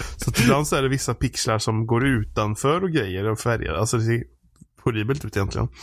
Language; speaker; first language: Swedish; native; Swedish